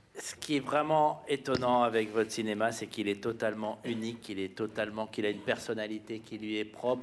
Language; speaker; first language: French; native; French